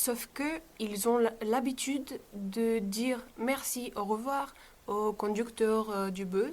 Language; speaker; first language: French; non-native, fluent; Bulgarian